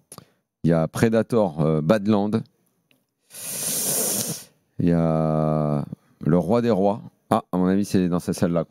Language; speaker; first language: French; native; French